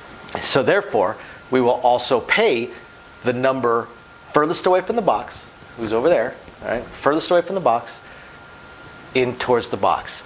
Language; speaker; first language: English; native; English